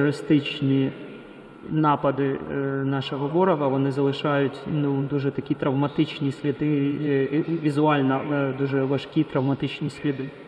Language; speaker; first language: Ukrainian; native; Ukrainian